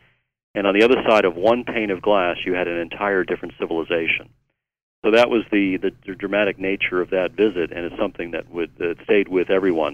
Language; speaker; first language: English; native; English